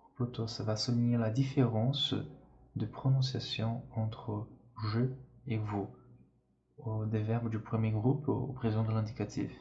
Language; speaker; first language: French; non-native, fluent; Portuguese